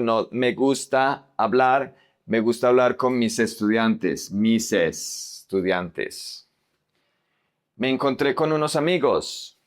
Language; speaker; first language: Spanish; non-native, fluent; English